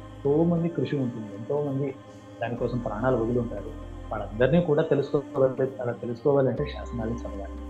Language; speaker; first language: Telugu; non-native, local second language; Kannada